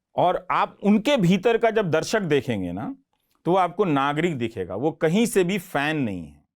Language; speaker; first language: Hindi; non-native, local second language; Bhojpuri